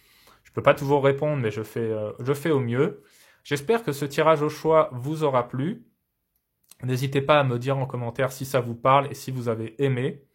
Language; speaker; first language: French; native; French